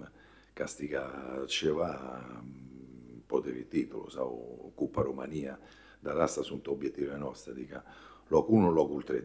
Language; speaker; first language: Romanian; non-native, fluent; Italian